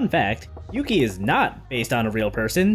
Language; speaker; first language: English; native; English